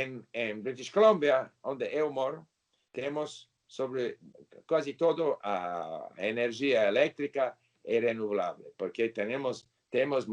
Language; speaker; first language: Portuguese; non-native, learner; English